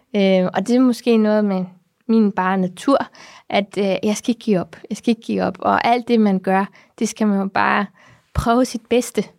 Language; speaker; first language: Danish; early bilingual, heritage; Danish